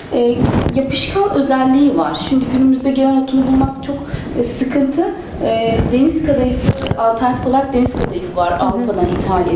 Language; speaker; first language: Turkish; native; Turkish